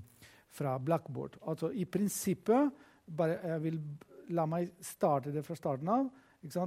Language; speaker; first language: Norwegian; non-native, fluent; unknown